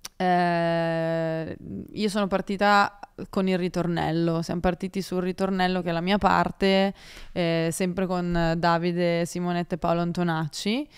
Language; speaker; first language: Italian; native; Italian